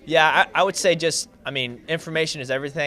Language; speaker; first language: English; native; English